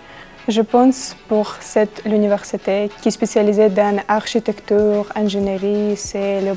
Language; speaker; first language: French; non-native, learner; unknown